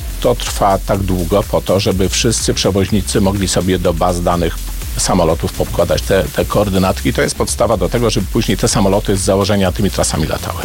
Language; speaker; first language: Polish; native; Polish